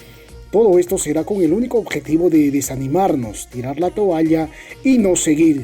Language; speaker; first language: Spanish; native; Spanish